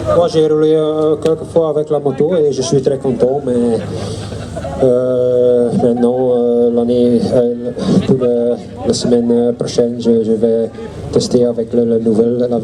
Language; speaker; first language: French; non-native, learner; Dutch